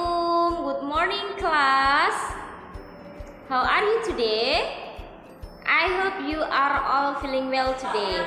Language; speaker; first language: English; non-native, fluent; Indonesian